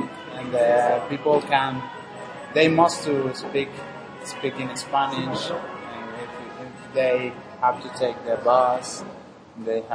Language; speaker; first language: English; non-native, learner; Spanish